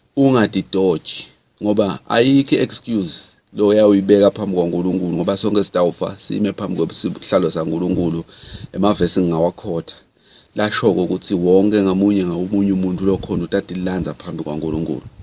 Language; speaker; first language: Zulu; non-native, local second language; Swati